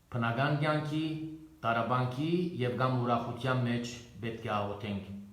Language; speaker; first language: Armenian; native; Armenian